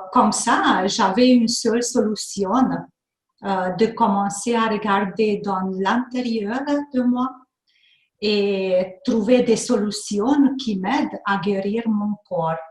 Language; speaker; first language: French; non-native, fluent; Hungarian